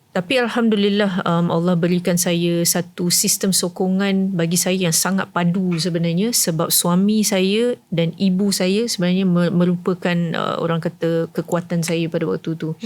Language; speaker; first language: Malay; early bilingual, heritage; Malay